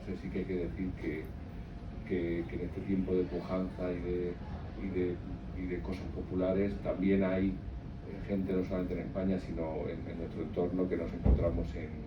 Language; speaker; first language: Spanish; native; Spanish